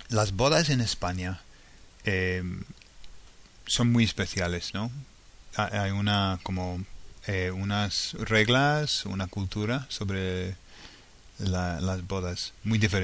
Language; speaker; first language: Spanish; non-native, fluent; English